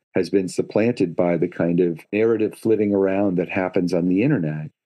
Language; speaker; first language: English; native; English